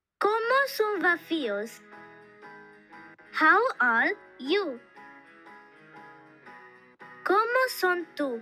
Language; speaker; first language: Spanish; non-native, learner; English